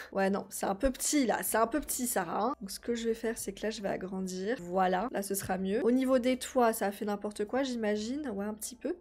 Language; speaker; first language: French; native; French